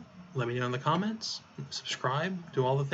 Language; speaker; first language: English; native; English